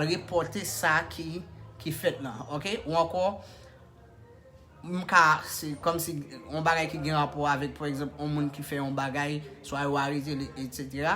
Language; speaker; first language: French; non-native, local second language; Haitian Creole